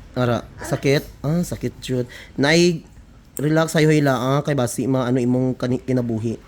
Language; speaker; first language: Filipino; non-native, local second language; Cebuano